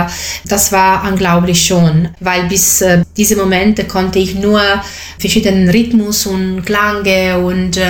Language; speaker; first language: German; non-native, fluent; Italian